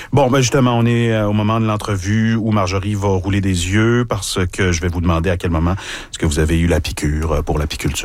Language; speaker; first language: French; native; French